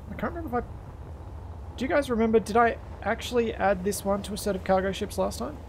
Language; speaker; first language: English; native; English